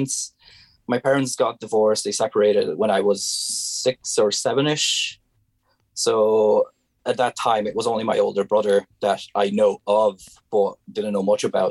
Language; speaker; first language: English; non-native, fluent; Hungarian